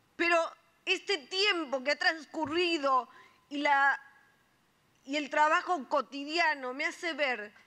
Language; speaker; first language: Spanish; native; Spanish